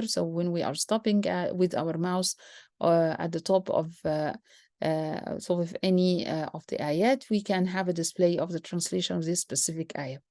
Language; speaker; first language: English; non-native, fluent; Arabic